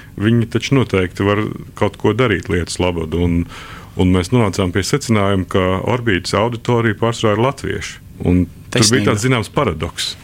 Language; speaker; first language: Latvian; native; Latvian